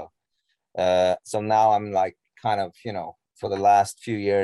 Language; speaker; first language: English; non-native, fluent; Norwegian